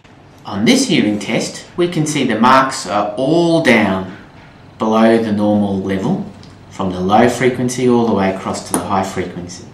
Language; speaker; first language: English; native; English